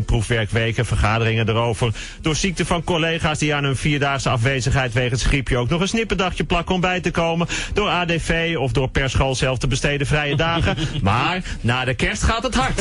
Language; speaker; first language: Dutch; native; Dutch